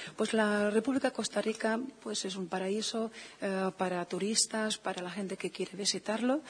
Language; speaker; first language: Spanish; non-native, fluent; Czech